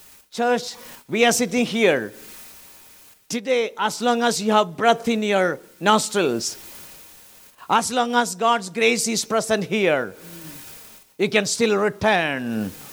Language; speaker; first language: English; non-native, local second language; Malayalam